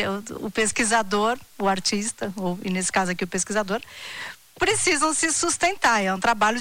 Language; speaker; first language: Portuguese; native; Portuguese